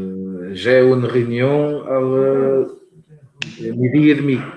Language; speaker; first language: French; non-native, learner; Portuguese